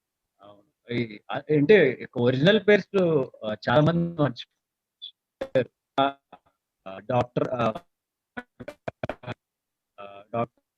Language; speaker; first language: Telugu; native; Telugu